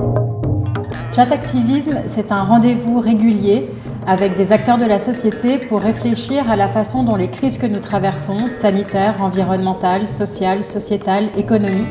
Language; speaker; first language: French; native; French